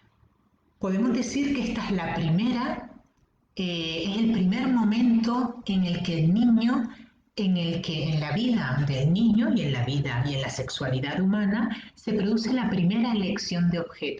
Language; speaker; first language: Spanish; native; Spanish